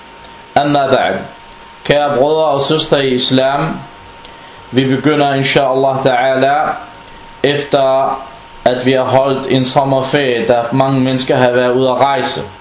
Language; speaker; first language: Danish; non-native, fluent; Arabic